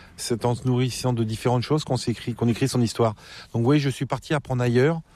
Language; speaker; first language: French; native; French